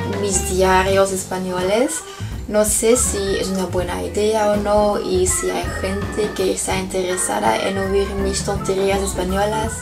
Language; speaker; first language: Spanish; non-native, learner; Dutch